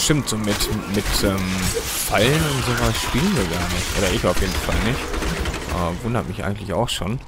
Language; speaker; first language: German; native; German